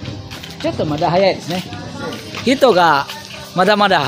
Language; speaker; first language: Japanese; non-native, fluent; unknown